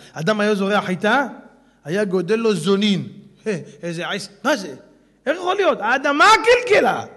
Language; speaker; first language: Hebrew; native; Hebrew